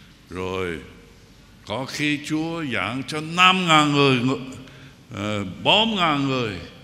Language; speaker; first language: Vietnamese; non-native, fluent; English